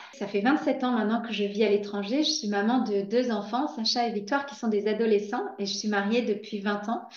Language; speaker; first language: French; native; French